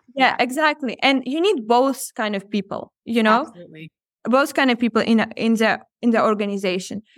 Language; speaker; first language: English; non-native, fluent; Ukrainian